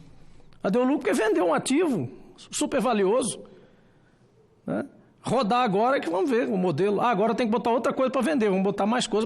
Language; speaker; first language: Portuguese; native; Portuguese